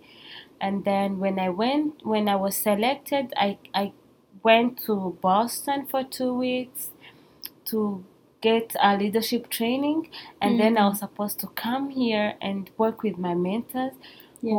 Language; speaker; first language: English; non-native, local second language; Kinyarwanda